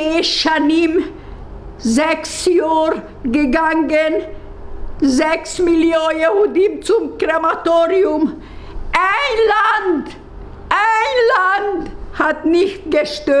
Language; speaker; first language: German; non-native, learner; Hungarian